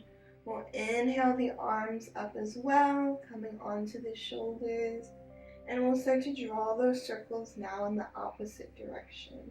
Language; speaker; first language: English; native; English